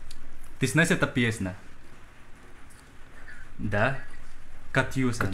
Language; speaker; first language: Russian; non-native, learner; Indonesian